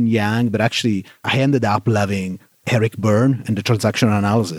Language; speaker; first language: English; non-native, fluent; Italian